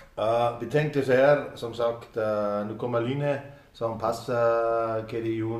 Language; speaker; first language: Swedish; non-native, fluent; German